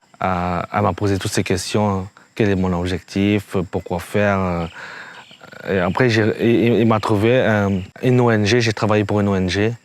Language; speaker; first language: French; non-native, fluent; Hmong